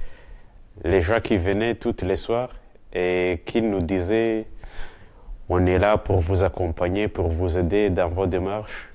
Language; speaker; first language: French; non-native, local second language; Kinyarwanda